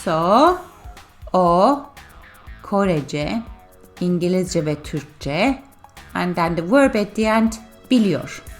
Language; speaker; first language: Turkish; non-native, fluent; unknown